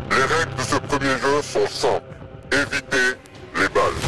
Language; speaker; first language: French; native; French